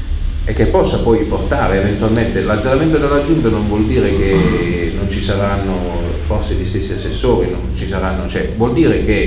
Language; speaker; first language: Italian; native; Italian